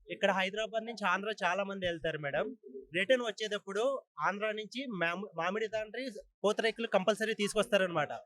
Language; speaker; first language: Telugu; native; Telugu